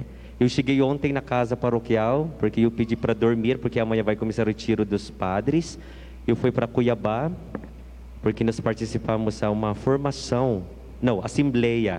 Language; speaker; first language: Portuguese; non-native, fluent; Filipino